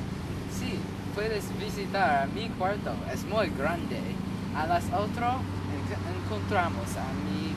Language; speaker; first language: Spanish; non-native, learner; English